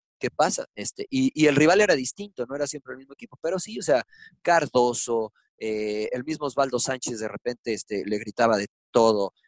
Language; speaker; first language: Spanish; early bilingual, heritage; Spanish